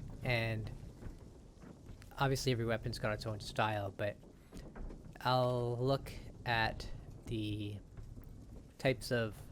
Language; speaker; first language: English; native; English